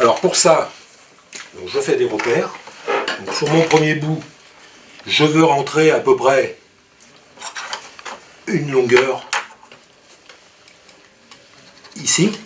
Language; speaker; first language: French; native; French